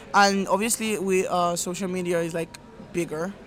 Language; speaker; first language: English; non-native, local second language; Spanish